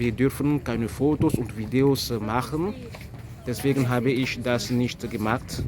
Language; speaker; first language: German; non-native, fluent; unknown